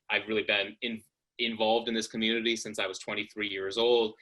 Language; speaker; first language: English; native; English